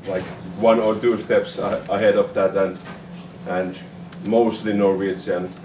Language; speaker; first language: English; non-native, fluent; Finnish